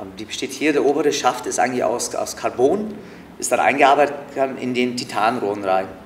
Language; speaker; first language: German; early bilingual, other home language; Turkish